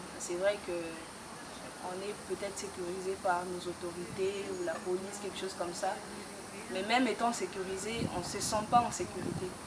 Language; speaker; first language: French; non-native, local second language; Lingala